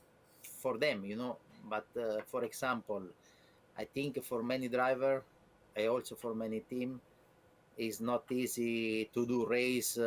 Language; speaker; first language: English; non-native, learner; Italian